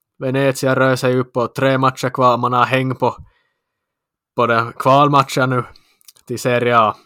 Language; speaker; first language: Swedish; native; Swedish